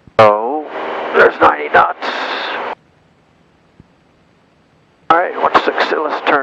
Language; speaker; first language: English; native; English